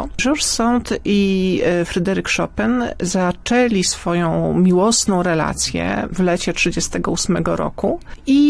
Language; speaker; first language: Polish; native; Polish